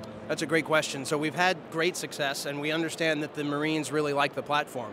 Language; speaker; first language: English; native; English